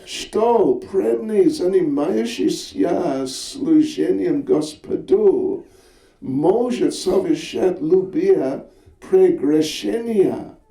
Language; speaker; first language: Russian; non-native, learner; English